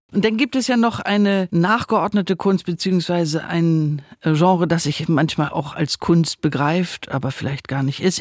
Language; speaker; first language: German; native; German